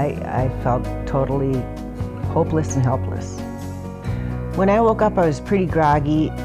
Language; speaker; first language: English; native; English